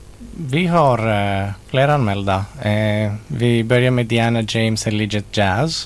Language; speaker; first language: Swedish; non-native, local second language; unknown